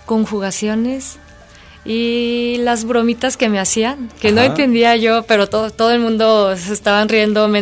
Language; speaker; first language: Spanish; non-native, fluent; Korean